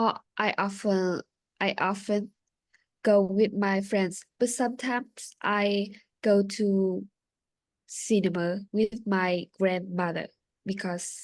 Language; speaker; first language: English; non-native, learner; Vietnamese